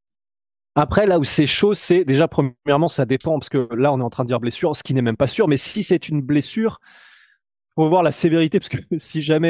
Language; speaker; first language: French; native; French